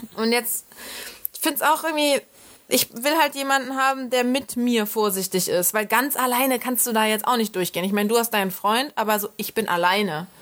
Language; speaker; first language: German; native; German